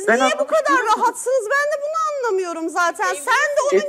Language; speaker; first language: Turkish; native; Turkish